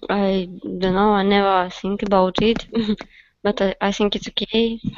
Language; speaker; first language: English; non-native, learner; Russian